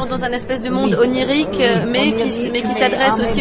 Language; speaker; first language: French; native; French